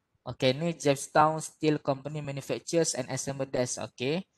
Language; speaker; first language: English; non-native, local second language; Malay